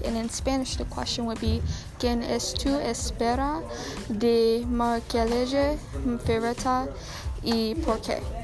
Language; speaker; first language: Spanish; non-native, learner; English